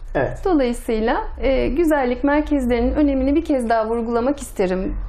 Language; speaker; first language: Turkish; native; Turkish